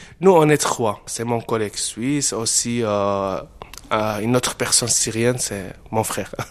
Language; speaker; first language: French; non-native, fluent; Arabic